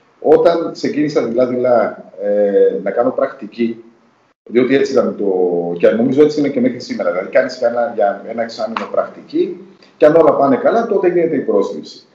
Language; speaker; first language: Greek; native; Greek